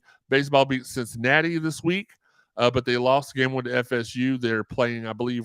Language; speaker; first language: English; native; English